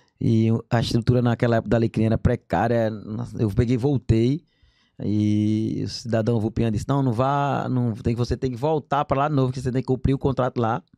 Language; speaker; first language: Portuguese; native; Portuguese